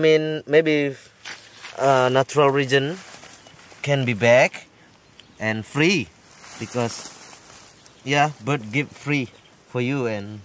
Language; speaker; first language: English; non-native, learner; Indonesian